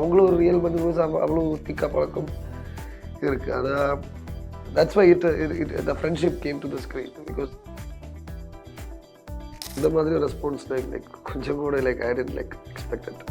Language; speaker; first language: Tamil; non-native, learner; Malayalam